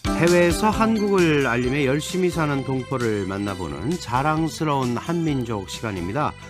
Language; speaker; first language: Korean; native; Korean